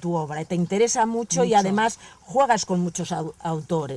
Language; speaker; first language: Spanish; native; Spanish